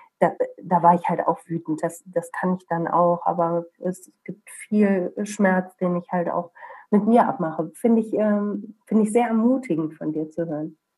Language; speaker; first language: German; native; German